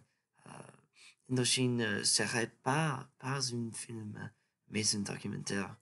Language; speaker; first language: French; non-native, learner; English